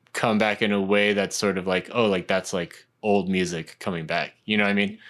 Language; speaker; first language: English; non-native, local second language; Cantonese